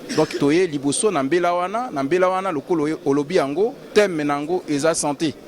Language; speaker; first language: Lingala; non-native, local second language; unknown